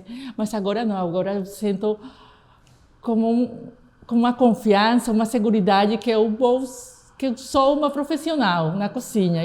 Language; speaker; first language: Portuguese; non-native, fluent; Spanish